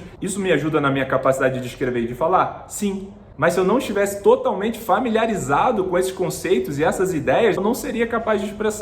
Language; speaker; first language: Portuguese; native; Portuguese